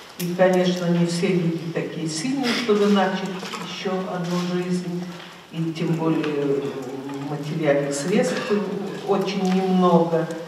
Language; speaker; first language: Russian; native; Russian